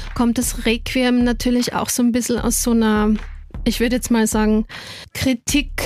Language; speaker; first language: German; native; German